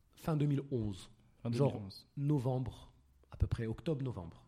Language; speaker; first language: French; native; French